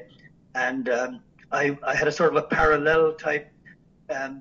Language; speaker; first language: English; native; English